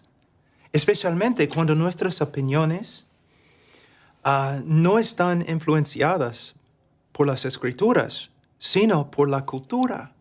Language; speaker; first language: Spanish; non-native, fluent; English